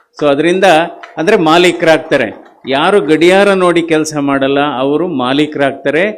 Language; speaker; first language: Kannada; native; Kannada